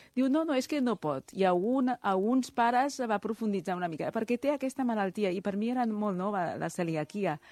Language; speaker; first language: Catalan; early bilingual, other home language; Chinese